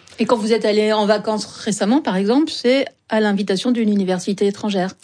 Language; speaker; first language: French; native; French